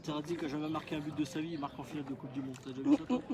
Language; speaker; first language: French; native; French